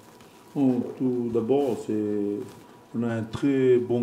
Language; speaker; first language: French; non-native, fluent; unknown